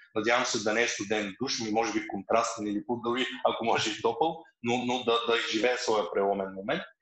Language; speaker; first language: Bulgarian; early bilingual, other home language; Russian